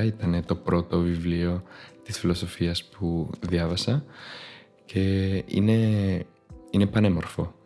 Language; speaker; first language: Greek; non-native, fluent; Spanish